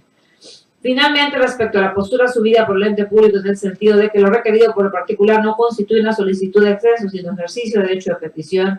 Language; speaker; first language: Spanish; native; Spanish